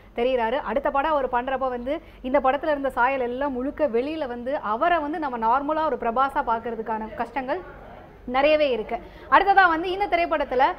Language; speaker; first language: Tamil; native; Tamil